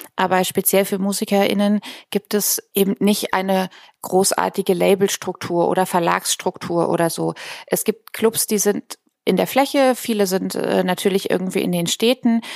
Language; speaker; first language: German; native; German